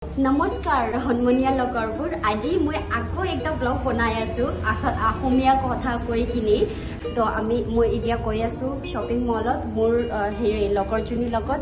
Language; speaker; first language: Assamese; non-native, local second language; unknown